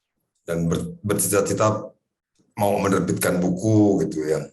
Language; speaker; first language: Indonesian; native; Indonesian